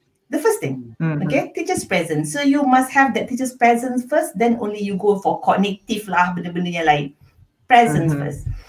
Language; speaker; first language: English; non-native, local second language; Malay